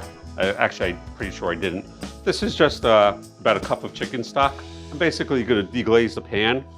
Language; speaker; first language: English; native; English